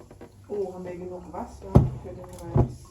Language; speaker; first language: German; non-native, learner; Filipino